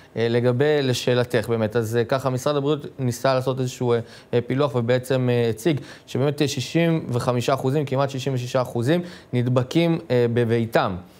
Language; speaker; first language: Hebrew; native; Hebrew